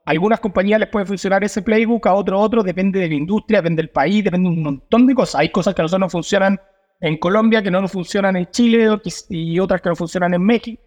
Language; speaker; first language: Spanish; native; Spanish